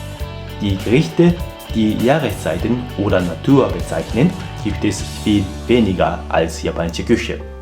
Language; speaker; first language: German; non-native, fluent; Japanese